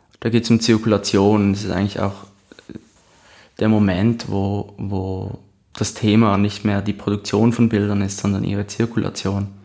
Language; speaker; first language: German; native; German